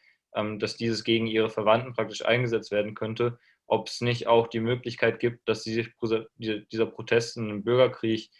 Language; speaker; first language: German; native; German